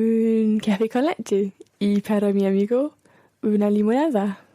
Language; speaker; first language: Spanish; non-native, learner; English